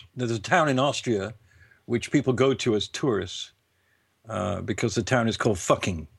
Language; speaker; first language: English; native; English